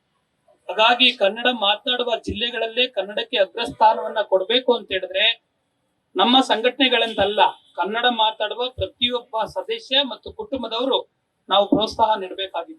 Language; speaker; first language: Kannada; native; Kannada